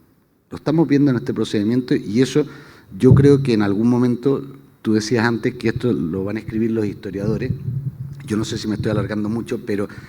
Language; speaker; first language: Spanish; native; Spanish